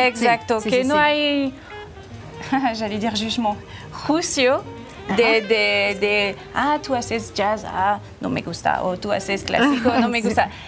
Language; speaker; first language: Spanish; non-native, learner; French